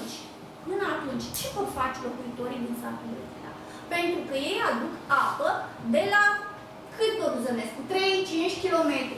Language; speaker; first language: Romanian; native; Romanian